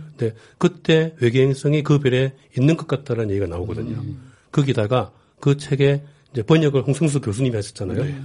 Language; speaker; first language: Korean; native; Korean